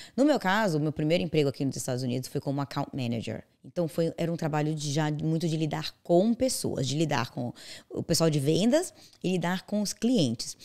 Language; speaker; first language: Portuguese; native; Portuguese